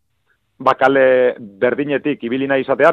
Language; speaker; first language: Basque; native; Basque